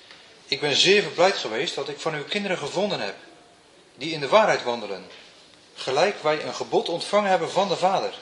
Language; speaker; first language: Dutch; non-native, fluent; English